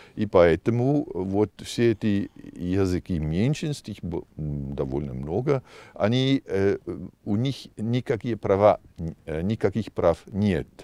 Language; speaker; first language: Russian; non-native, fluent; German